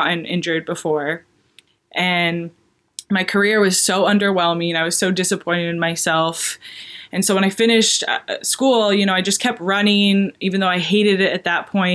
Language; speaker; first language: English; native; English